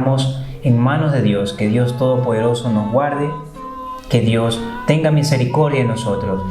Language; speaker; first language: Spanish; native; Spanish